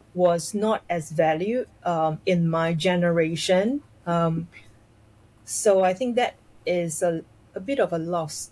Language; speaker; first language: English; non-native, local second language; Chinese